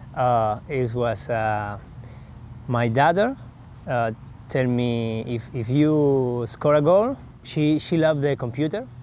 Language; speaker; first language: English; non-native, learner; Spanish